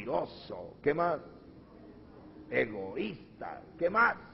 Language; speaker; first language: Spanish; native; Spanish